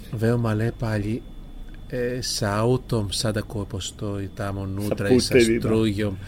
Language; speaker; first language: Serbian; non-native, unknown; Greek